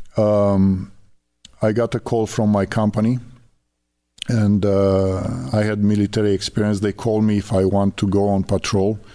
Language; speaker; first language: English; non-native, fluent; Romanian